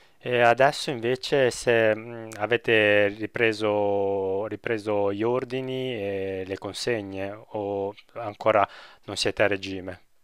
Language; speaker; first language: Italian; native; Italian